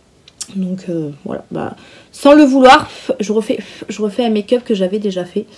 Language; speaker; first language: French; native; French